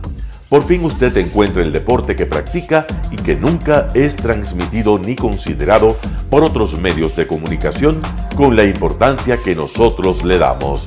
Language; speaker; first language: Spanish; native; Spanish